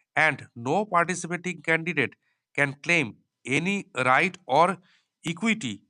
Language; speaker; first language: English; non-native, local second language; Bangla